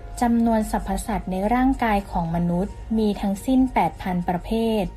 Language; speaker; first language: Thai; native; Thai